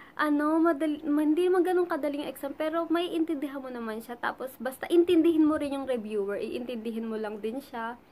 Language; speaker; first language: Filipino; native; Filipino